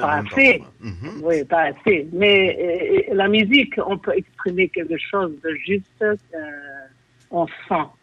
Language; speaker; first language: French; non-native, fluent; Chinese